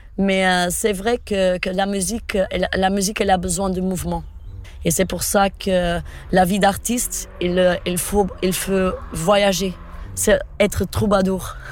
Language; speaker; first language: French; non-native, fluent; Portuguese